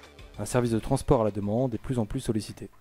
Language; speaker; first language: French; native; French